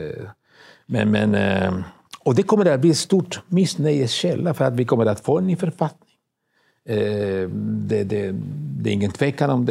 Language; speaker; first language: Swedish; non-native, fluent; Spanish